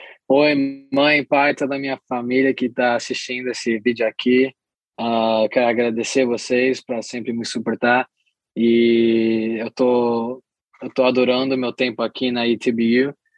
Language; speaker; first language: Portuguese; early bilingual, heritage; Portuguese